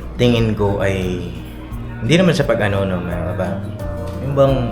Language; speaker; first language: Filipino; native; Filipino